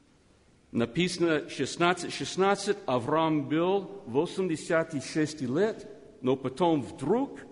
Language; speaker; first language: Russian; non-native, learner; English